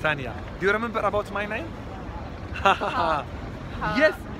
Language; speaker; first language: English; non-native, learner; Arabic